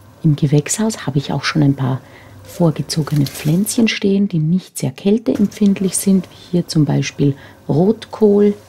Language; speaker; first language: German; native; German